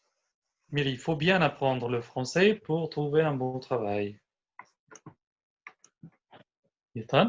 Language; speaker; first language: French; non-native, fluent; Albanian